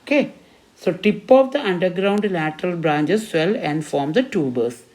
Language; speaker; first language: English; non-native, local second language; Malayalam